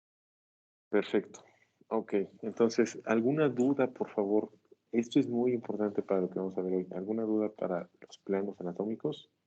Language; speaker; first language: Spanish; native; Spanish